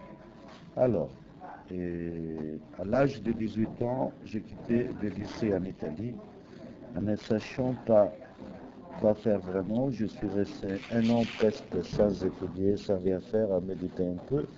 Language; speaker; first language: French; non-native, fluent; Italian